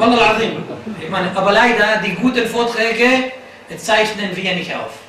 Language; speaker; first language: German; non-native, fluent; Arabic